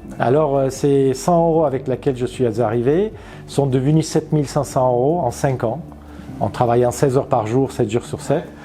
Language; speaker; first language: French; non-native, fluent; Armenian